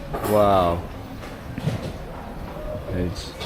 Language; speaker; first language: English; native; English